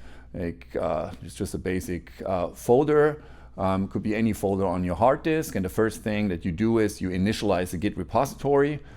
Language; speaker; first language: English; non-native, fluent; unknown